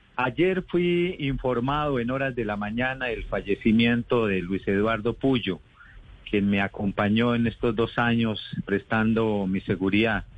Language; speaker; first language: Spanish; native; Spanish